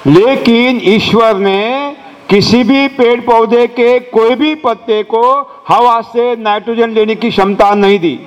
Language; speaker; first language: Hindi; non-native, local second language; Marathi